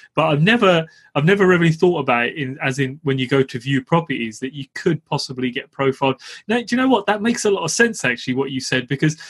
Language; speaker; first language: English; native; English